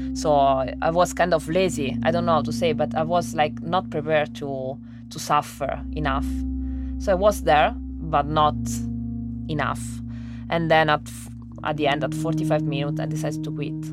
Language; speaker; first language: English; non-native, fluent; Italian